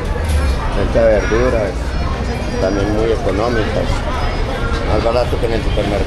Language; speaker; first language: Spanish; native; Spanish